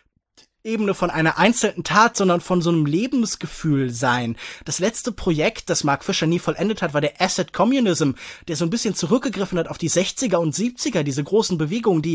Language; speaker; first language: German; native; German